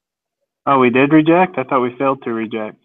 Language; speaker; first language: English; native; English